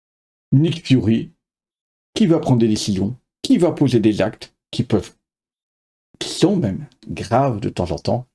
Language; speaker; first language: French; native; French